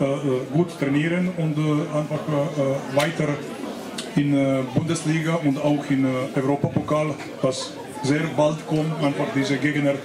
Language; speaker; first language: German; non-native, fluent; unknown